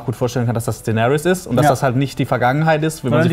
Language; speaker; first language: German; native; German